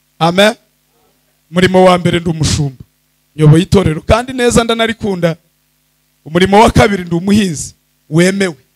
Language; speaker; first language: Kinyarwanda; early bilingual, heritage; Kinyarwanda